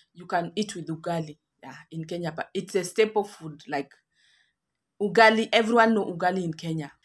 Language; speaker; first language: English; non-native, local second language; Kikuyu